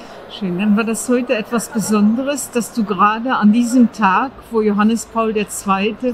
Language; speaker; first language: German; non-native, local second language; Luxembourgish